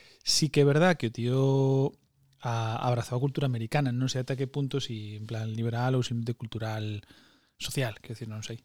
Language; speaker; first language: Galician; non-native, local second language; Spanish